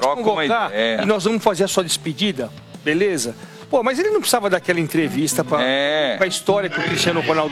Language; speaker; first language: Portuguese; native; Portuguese